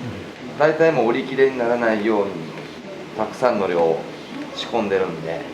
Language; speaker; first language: Japanese; native; Japanese